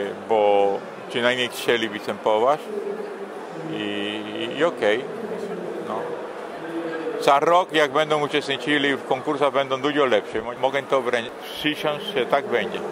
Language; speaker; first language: Polish; non-native, fluent; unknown